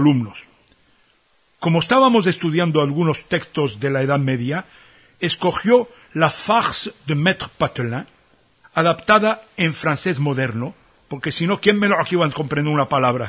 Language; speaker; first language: Spanish; early bilingual, heritage; Ladino